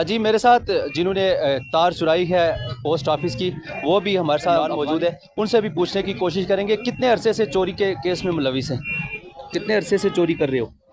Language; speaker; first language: Urdu; non-native, local second language; Pahari-Potwari